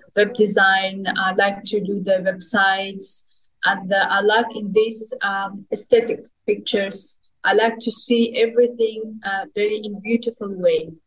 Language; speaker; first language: English; non-native, fluent; Russian